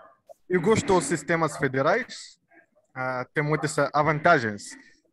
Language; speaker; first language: Portuguese; non-native, learner; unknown